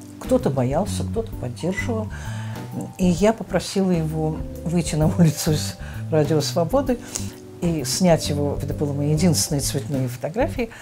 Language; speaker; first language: Russian; native; Russian